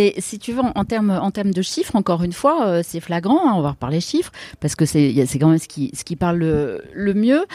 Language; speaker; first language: French; native; French